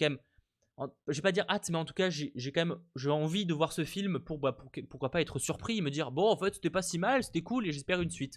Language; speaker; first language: French; native; French